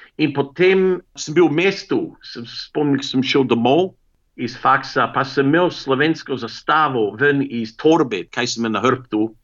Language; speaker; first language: Slovenian; early bilingual, heritage; Slovenian